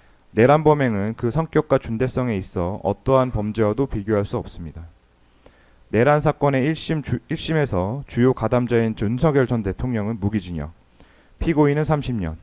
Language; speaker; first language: Korean; native; Korean